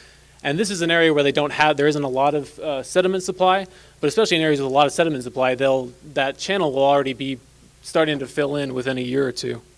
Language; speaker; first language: English; native; English